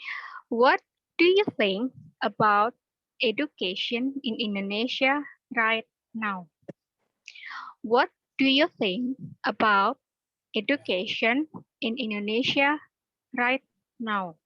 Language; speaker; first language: English; non-native, learner; Indonesian